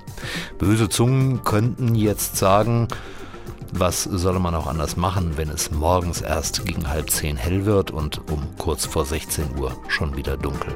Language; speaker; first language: German; native; German